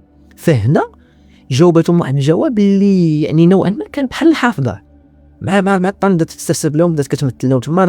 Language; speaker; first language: Arabic; native; Arabic